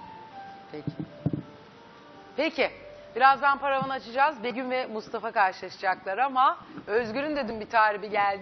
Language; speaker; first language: Turkish; native; Turkish